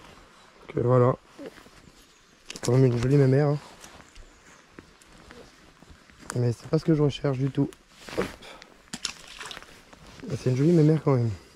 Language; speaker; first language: French; native; French